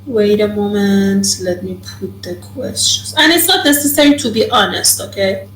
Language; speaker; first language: English; non-native, fluent; Persian